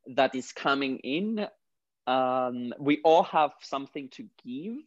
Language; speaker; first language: English; non-native, fluent; Greek